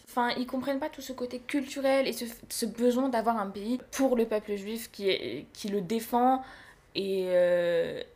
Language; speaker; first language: French; native; French